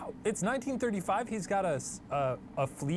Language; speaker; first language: English; native; English